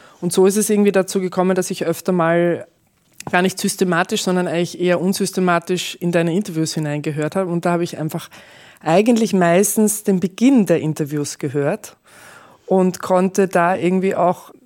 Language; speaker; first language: German; native; German